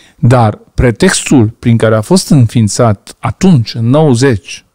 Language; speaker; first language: Romanian; non-native, local second language; Hungarian